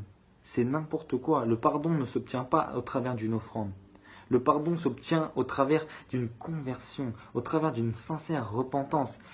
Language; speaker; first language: French; native; French